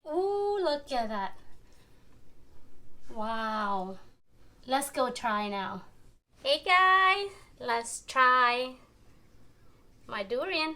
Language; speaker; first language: English; non-native, learner; Thai